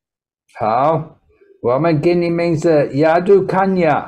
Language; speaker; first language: Chinese; non-native, learner; English